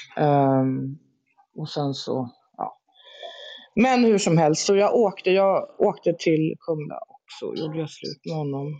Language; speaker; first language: Swedish; native; Swedish